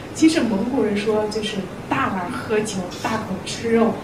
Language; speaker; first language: Chinese; non-native, local second language; Mongolian